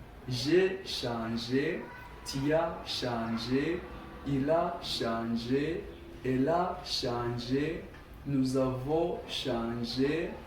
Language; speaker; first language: French; non-native, local second language; Kinyarwanda